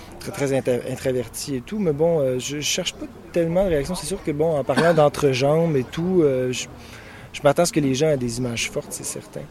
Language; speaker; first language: French; native; French